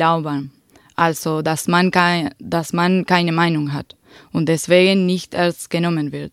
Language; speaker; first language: German; non-native, fluent; Spanish